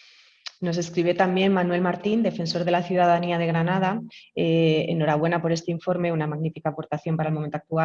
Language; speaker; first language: Spanish; native; Spanish